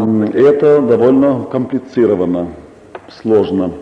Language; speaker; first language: Russian; non-native, local second language; Estonian